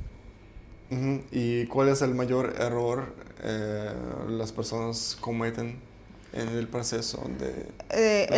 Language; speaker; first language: Spanish; non-native, fluent; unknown